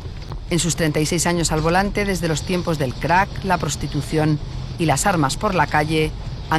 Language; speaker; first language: Spanish; native; Spanish